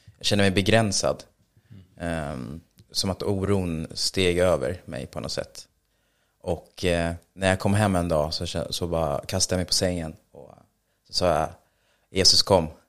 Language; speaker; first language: Swedish; native; Swedish